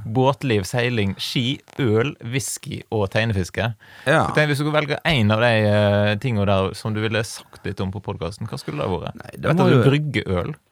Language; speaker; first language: Norwegian; native; Norwegian